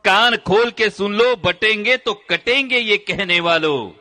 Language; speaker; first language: Hindi; non-native, local second language; Marathi